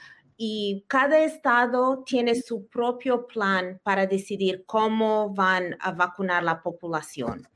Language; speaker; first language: Spanish; early bilingual, heritage; Spanish